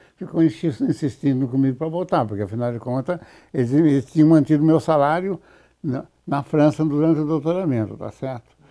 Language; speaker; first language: Portuguese; native; Portuguese